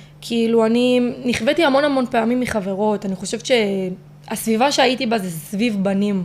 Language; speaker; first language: Hebrew; native; Hebrew